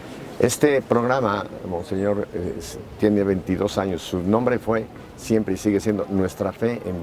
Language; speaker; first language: Spanish; native; Spanish